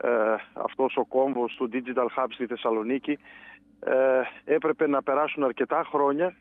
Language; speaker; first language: Greek; native; Greek